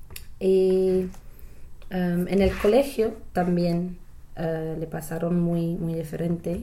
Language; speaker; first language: Spanish; non-native, learner; English